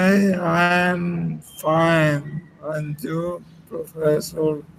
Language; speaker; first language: English; non-native, learner; Spanish